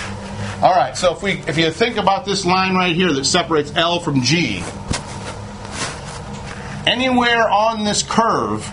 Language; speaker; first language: English; native; English